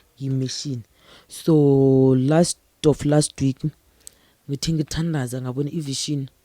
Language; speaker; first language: Zulu; non-native, local second language; Venda